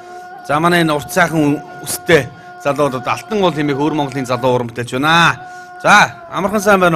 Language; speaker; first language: Mongolian; native; Mongolian